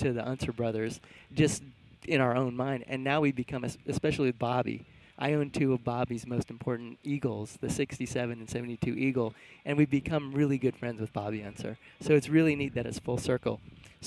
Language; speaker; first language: English; native; English